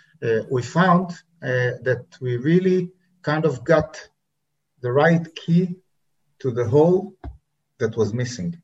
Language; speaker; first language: English; non-native, fluent; Hebrew